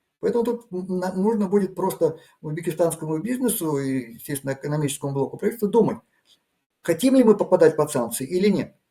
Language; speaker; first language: Russian; native; Russian